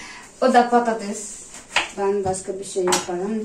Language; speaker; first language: Turkish; non-native, learner; Arabic